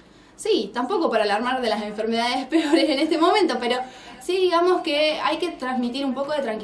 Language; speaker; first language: Spanish; native; Spanish